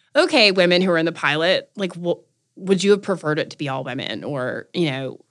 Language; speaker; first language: English; native; English